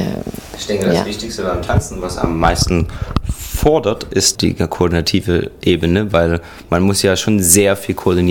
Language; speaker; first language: German; native; German